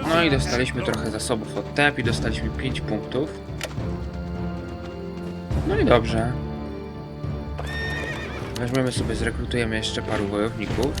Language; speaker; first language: Polish; native; Polish